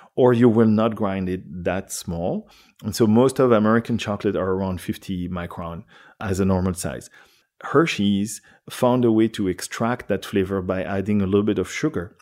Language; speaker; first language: English; non-native, fluent; French